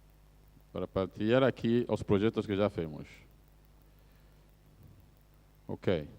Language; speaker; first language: Portuguese; non-native, fluent; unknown